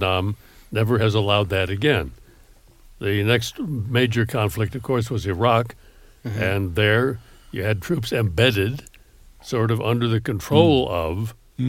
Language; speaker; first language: English; native; English